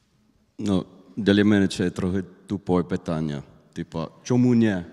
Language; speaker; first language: Ukrainian; non-native, learner; Finnish